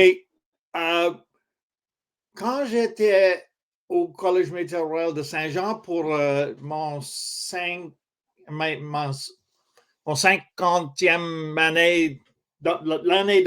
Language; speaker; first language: French; non-native, local second language; English